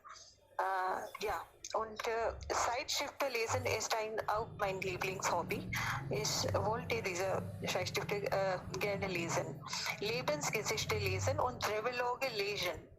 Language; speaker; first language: German; non-native, learner; Hindi